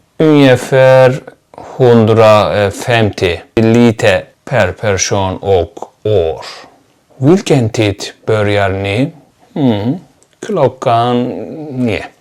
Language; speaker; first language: Swedish; non-native, fluent; Turkish